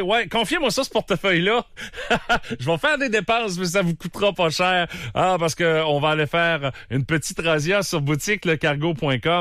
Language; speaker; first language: French; native; French